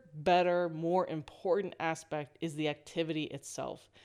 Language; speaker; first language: English; native; English